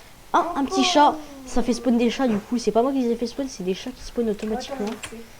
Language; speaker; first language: French; native; French